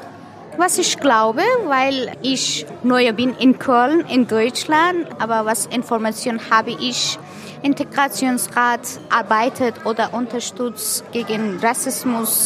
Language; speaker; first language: German; non-native, learner; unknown